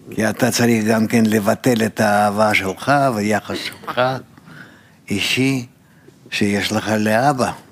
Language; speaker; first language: Hebrew; non-native, fluent; Russian